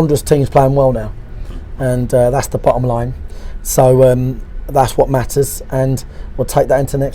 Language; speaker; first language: English; native; English